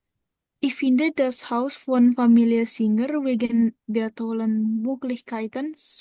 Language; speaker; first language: German; non-native, learner; Indonesian